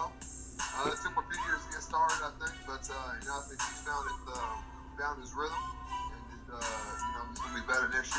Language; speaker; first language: English; native; English